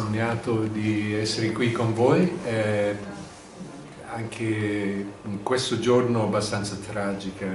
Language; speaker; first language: Italian; non-native, fluent; English